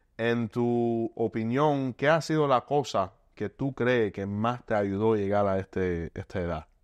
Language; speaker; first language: Spanish; early bilingual, heritage; Spanish